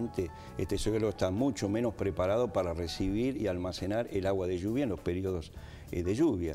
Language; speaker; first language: Spanish; native; Spanish